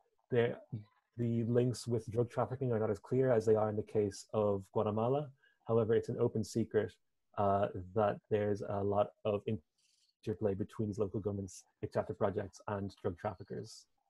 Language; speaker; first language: English; native; English